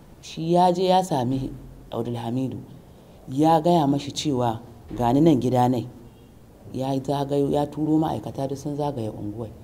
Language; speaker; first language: Hausa; native; Hausa